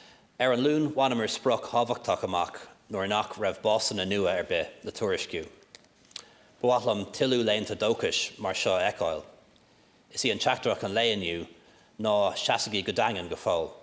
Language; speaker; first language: Irish; non-native, local second language; English